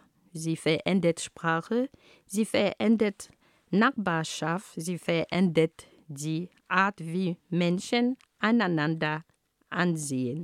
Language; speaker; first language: German; non-native, fluent; Ghomala